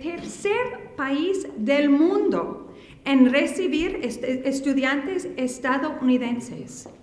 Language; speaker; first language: Spanish; non-native, fluent; English